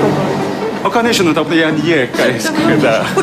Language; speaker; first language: Russian; non-native, learner; Korean